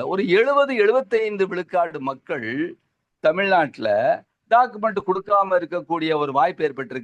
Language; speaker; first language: Tamil; native; Tamil